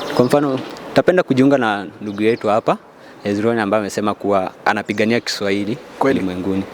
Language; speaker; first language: Swahili; non-native, local second language; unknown